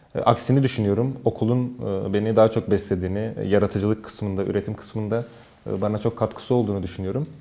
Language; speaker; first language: Turkish; native; Turkish